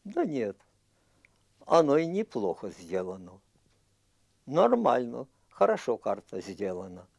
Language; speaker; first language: Russian; non-native, local second language; Ukrainian